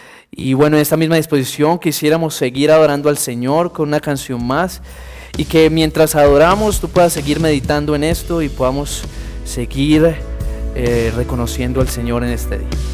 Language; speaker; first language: Spanish; native; Spanish